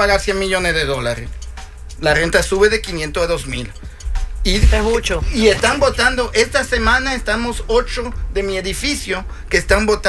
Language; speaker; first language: Spanish; early bilingual, heritage; Spanish